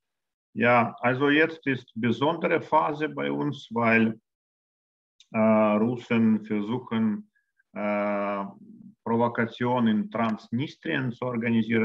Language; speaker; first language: German; non-native, learner; Russian